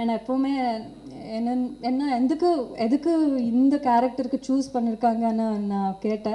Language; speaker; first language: Tamil; non-native, learner; Kannada